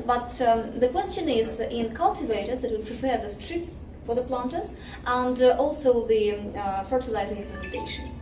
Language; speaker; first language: English; non-native, fluent; Russian